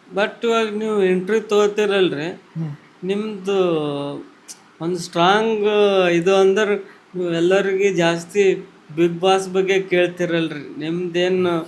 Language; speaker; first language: Kannada; native; Kannada